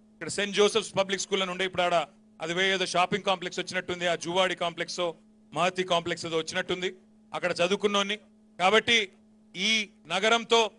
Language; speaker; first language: Telugu; native; Telugu